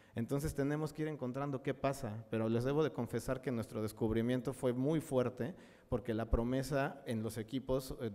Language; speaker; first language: Spanish; native; Spanish